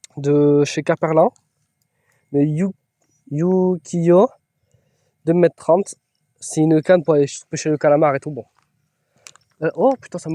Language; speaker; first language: French; native; French